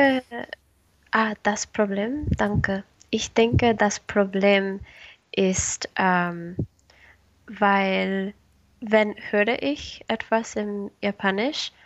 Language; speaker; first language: German; non-native, learner; Spanish